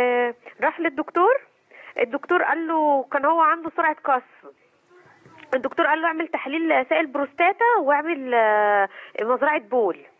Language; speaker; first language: Arabic; native; Arabic